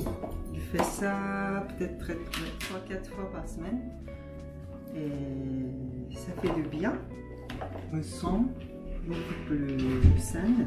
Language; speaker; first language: French; non-native, fluent; Japanese